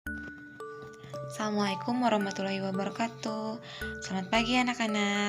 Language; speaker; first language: Indonesian; native; Indonesian